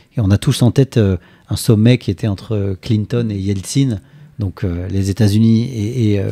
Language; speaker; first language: French; native; French